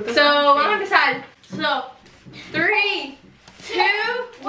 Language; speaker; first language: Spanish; early bilingual, heritage; English